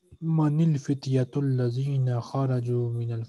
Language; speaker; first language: Arabic; non-native, fluent; Urdu